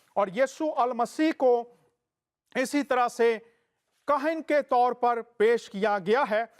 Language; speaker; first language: Urdu; native; Urdu